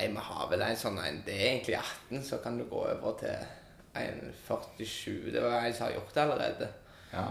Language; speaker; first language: Norwegian; native; Norwegian